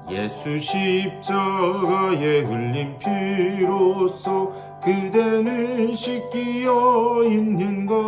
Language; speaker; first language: Korean; native; Korean